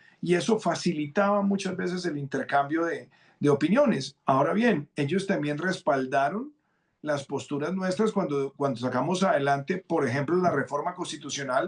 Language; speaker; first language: Spanish; native; Spanish